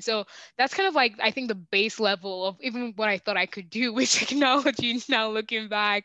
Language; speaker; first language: English; native; English